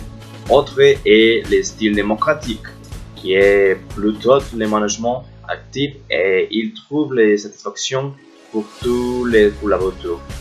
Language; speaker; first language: French; non-native, learner; Spanish